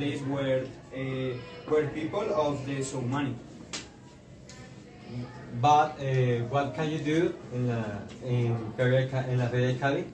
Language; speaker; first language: English; non-native, learner; Spanish